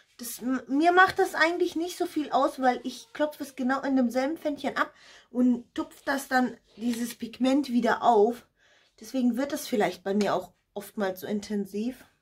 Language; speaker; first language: German; non-native, fluent; Russian